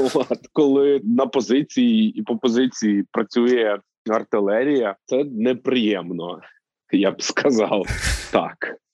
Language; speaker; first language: Ukrainian; native; Ukrainian